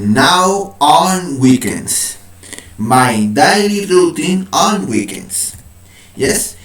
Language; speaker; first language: English; non-native, learner; Spanish